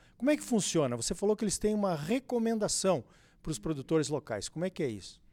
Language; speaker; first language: Portuguese; native; Portuguese